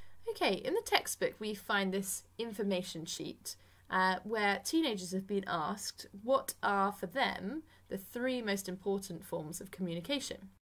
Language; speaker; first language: English; native; English